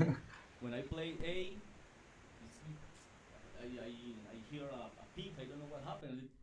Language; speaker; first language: English; non-native, learner; Spanish